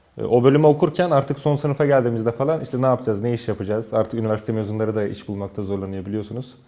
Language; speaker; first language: Turkish; native; Turkish